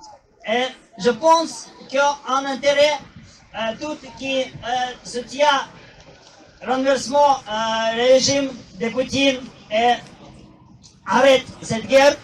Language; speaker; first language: French; non-native, learner; Russian